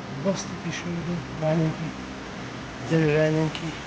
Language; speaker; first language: Russian; non-native, local second language; Chechen